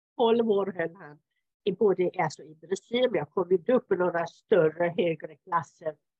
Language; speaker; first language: Swedish; native; Swedish